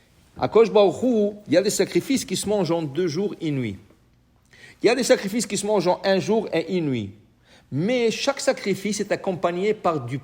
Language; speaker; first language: French; native; French